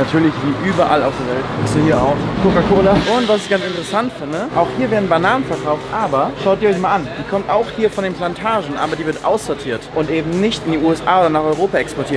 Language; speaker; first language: German; native; German